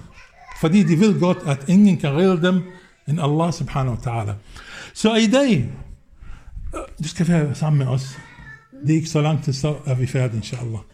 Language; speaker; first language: Danish; non-native, fluent; Arabic